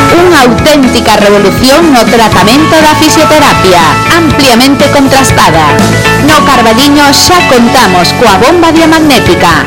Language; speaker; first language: Galician; native; Galician